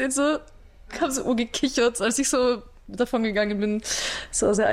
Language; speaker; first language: German; native; German